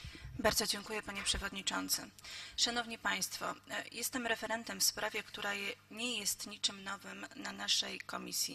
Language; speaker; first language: Polish; native; Polish